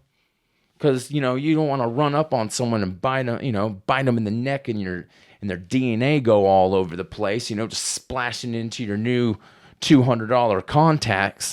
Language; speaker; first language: English; native; English